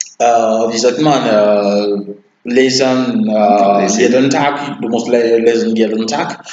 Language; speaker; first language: German; non-native, learner; French